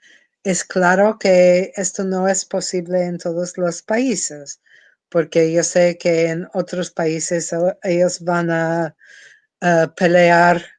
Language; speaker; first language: Spanish; non-native, fluent; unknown